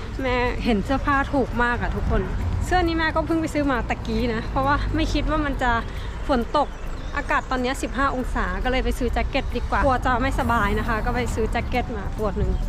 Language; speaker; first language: Thai; native; Thai